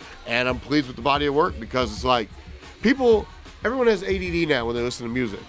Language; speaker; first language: English; native; English